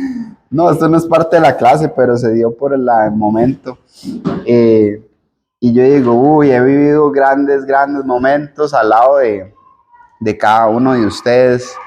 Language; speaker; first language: Spanish; native; Spanish